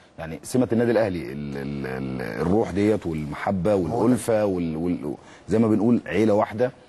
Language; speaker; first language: Egyptian Arabic; native; Egyptian Arabic